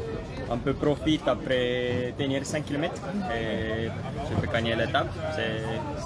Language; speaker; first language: French; non-native, learner; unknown